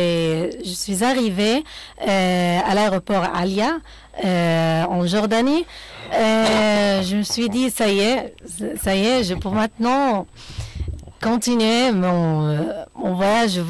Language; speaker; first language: French; non-native, fluent; Arabic